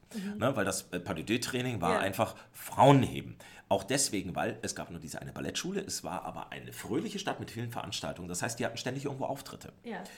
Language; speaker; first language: German; native; German